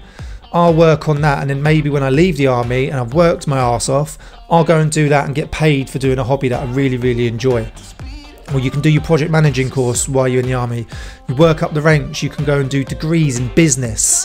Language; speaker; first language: English; native; English